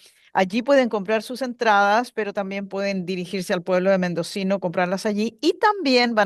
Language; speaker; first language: Spanish; native; Spanish